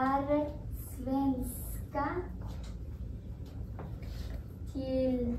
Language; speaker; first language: Swedish; non-native, fluent; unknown